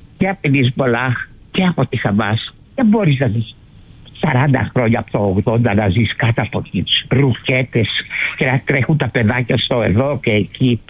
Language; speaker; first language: Greek; early bilingual, heritage; Greek